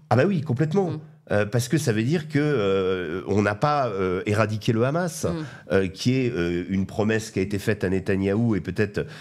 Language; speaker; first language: French; native; French